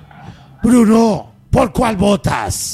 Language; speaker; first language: Spanish; native; Spanish